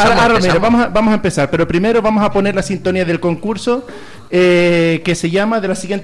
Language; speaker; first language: Spanish; native; Spanish